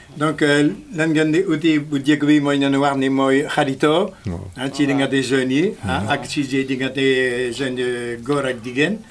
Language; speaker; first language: Wolof; non-native, fluent; French